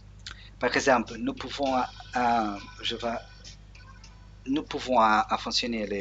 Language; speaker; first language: French; non-native, learner; Portuguese